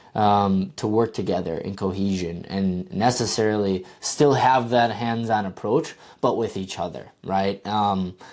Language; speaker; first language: English; native; English